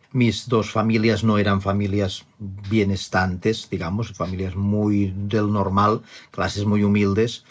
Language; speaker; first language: Spanish; non-native, local second language; Catalan